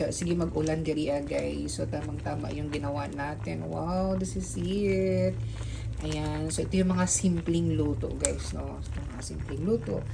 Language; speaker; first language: Filipino; non-native, local second language; Cebuano